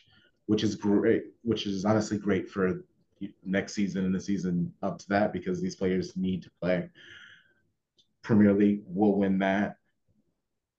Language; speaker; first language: English; native; English